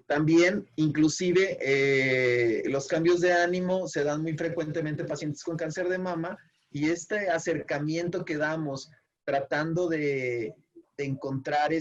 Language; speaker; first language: Spanish; native; Spanish